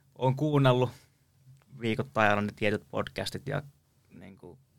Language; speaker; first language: Finnish; native; Finnish